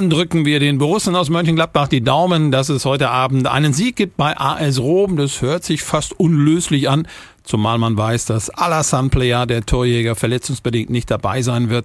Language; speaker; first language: German; native; German